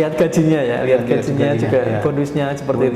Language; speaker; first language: Indonesian; native; Indonesian